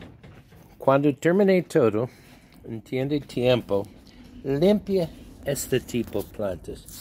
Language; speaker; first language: Spanish; non-native, learner; English